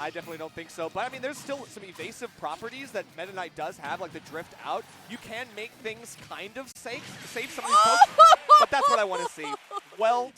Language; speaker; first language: English; native; English